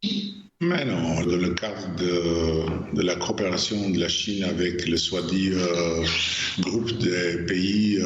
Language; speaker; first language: French; non-native, fluent; Albanian